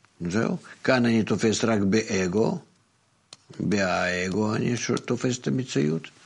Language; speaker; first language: Hebrew; non-native, fluent; Russian